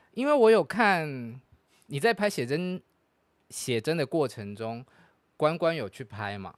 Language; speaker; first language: Chinese; native; Chinese